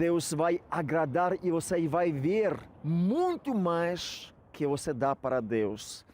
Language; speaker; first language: Portuguese; non-native, fluent; Russian